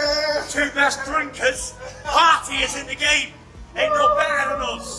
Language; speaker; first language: English; native; English